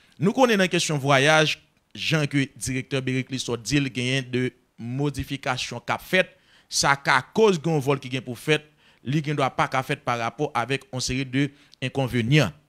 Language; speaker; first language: French; non-native, local second language; Haitian Creole